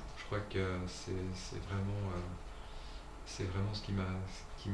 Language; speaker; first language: French; native; French